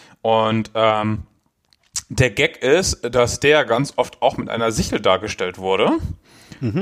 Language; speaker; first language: German; native; German